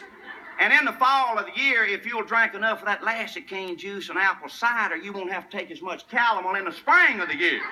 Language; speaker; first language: English; native; English